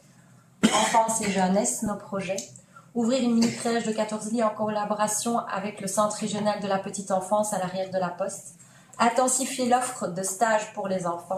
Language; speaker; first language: French; native; French